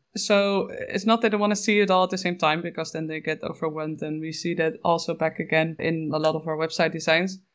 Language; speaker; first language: English; non-native, fluent; Dutch